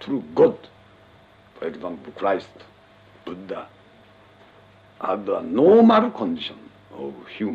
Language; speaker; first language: English; non-native, learner; Japanese